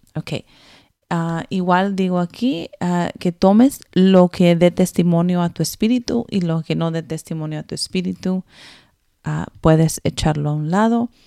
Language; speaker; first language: Spanish; early bilingual, heritage; Spanish